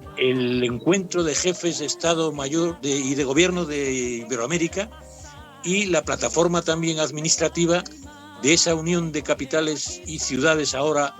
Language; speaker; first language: Spanish; native; Spanish